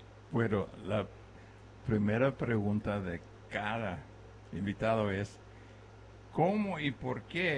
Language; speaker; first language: Spanish; early bilingual, other home language; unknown